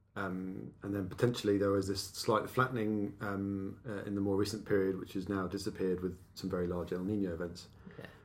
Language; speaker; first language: English; native; English